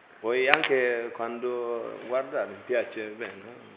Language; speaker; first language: Italian; non-native, learner; Tigrinya